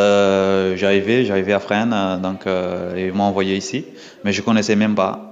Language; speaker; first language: French; non-native, learner; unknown